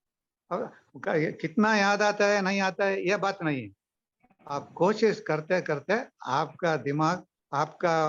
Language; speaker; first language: Hindi; non-native, local second language; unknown